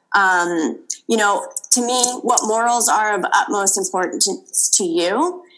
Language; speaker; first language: English; native; English